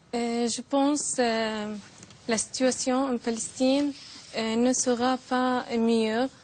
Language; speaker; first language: French; non-native, learner; Arabic